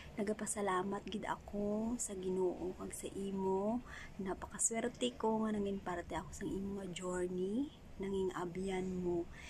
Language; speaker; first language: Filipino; non-native, local second language; Hiligaynon